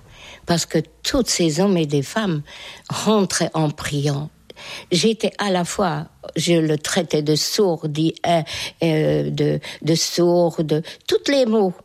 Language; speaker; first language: French; non-native, fluent; Hungarian